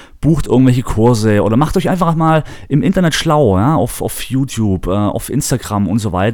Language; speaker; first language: German; native; German